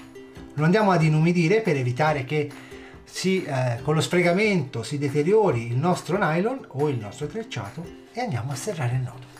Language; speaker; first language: Italian; native; Italian